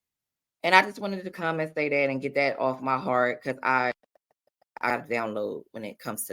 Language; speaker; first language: English; native; English